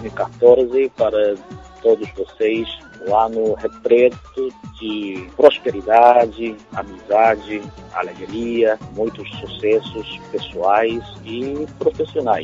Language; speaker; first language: Portuguese; non-native, fluent; Chinese